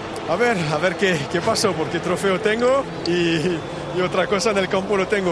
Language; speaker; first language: Spanish; non-native, fluent; French